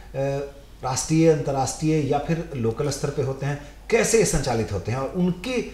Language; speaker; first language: Hindi; native; Hindi